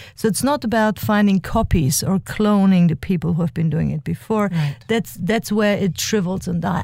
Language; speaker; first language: English; early bilingual, other home language; German